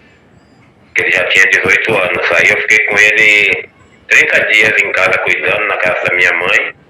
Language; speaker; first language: Portuguese; native; Portuguese